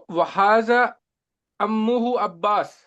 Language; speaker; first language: Arabic; non-native, learner; Urdu